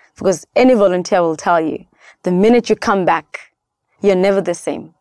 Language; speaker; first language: English; non-native, local second language; Xhosa